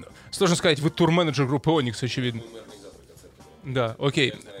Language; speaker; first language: Russian; native; Russian